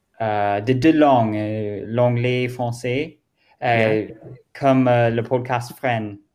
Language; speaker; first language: French; non-native, learner; German